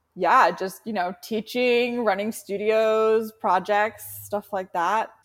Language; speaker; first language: English; native; English